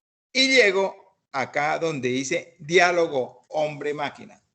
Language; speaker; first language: Spanish; native; Spanish